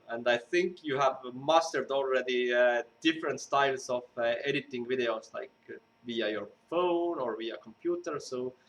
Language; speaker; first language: English; non-native, fluent; Estonian